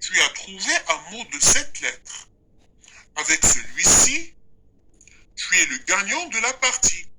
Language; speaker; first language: French; non-native, local second language; Arabic